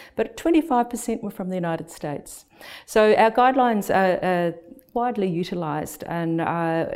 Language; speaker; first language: English; native; English